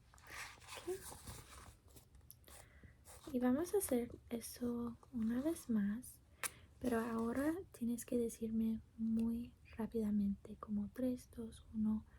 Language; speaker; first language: Spanish; non-native, learner; English